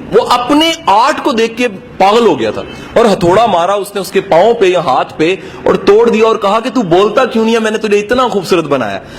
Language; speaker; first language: Urdu; native; Urdu